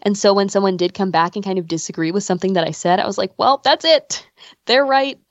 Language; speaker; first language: English; native; English